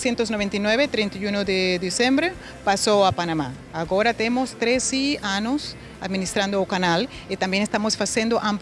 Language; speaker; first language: Portuguese; non-native, learner; Spanish